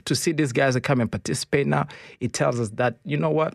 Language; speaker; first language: English; non-native, local second language; Kinyarwanda